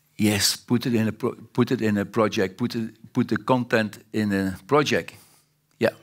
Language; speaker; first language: English; non-native, fluent; Dutch